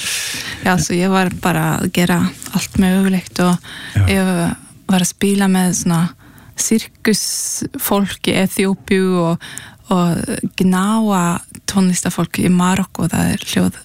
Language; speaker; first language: Icelandic; early bilingual, heritage; Icelandic